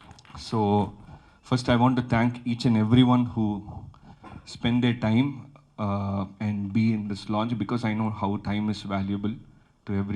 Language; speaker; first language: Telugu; early bilingual, heritage; Telugu